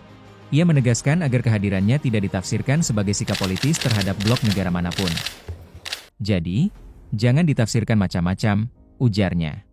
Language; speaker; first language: Indonesian; native; Indonesian